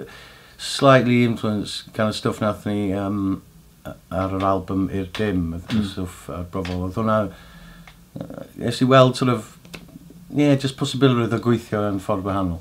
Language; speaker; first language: Welsh; native; Welsh